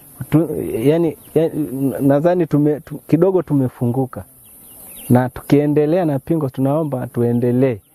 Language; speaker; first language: Swahili; non-native, local second language; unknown